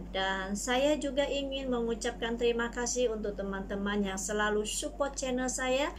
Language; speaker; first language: Indonesian; non-native, local second language; Malay